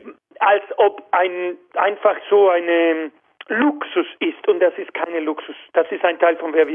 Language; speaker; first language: German; non-native, fluent; Spanish